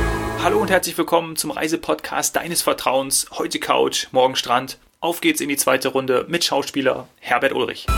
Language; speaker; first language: German; native; German